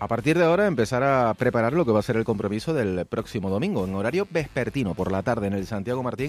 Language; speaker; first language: Spanish; native; Spanish